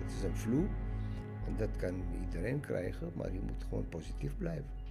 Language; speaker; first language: Dutch; non-native, learner; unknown